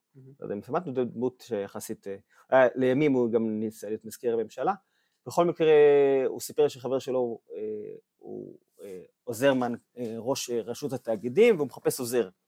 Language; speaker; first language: Hebrew; native; Hebrew